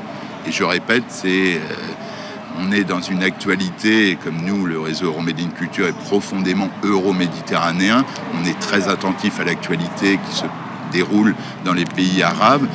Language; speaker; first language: French; native; French